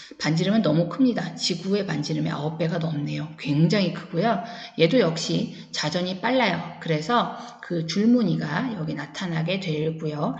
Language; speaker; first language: Korean; native; Korean